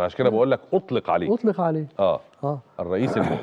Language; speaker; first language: Arabic; native; Arabic